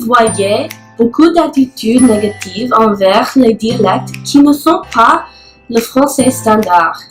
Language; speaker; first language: French; non-native, learner; English